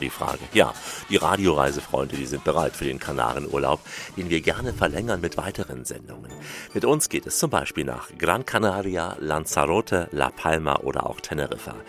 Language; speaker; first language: German; native; German